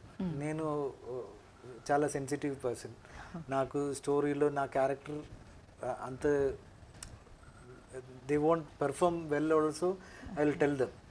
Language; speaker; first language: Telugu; non-native, local second language; Malayalam